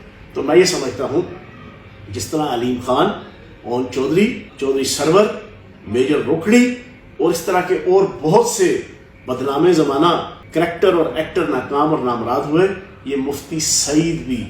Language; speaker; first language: Urdu; native; Urdu